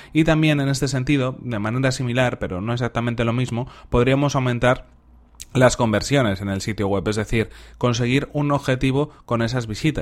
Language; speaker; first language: Spanish; native; Spanish